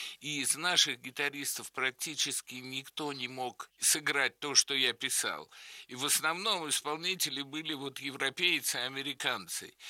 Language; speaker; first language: Russian; native; Russian